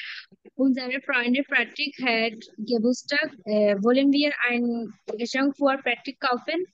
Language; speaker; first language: German; non-native, learner; Bangla